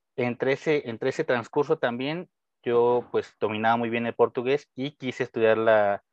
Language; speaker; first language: Spanish; native; Spanish